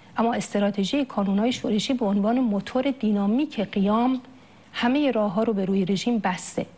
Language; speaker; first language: Persian; native; Persian